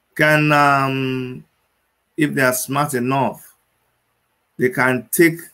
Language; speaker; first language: English; non-native, local second language; Igbo